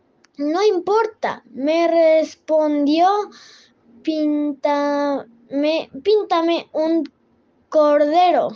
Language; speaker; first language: Spanish; non-native, learner; French